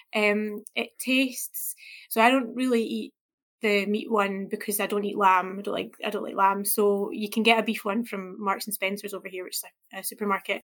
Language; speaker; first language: English; native; English